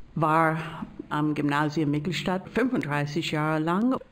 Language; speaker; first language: German; native; German